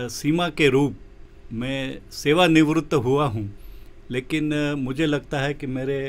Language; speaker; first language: Hindi; non-native, local second language; Gujarati